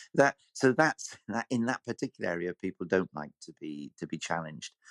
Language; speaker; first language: English; native; English